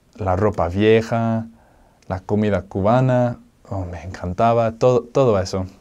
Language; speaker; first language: Spanish; non-native, fluent; English